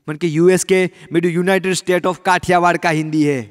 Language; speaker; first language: Hindi; non-native, local second language; Gujarati